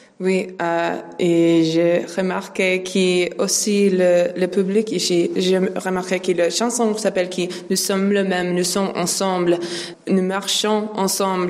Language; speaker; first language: French; non-native, learner; English